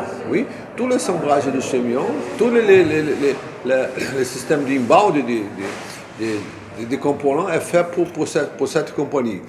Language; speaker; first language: French; non-native, fluent; Portuguese